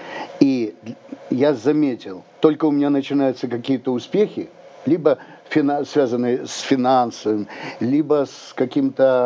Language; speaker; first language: Russian; native; Russian